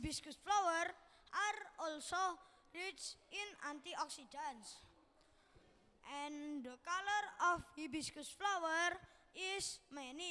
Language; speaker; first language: English; non-native, learner; Indonesian